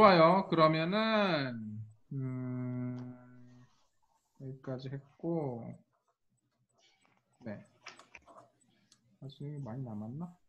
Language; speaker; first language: Korean; non-native, fluent; Spanish